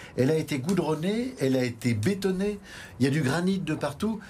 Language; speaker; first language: French; native; French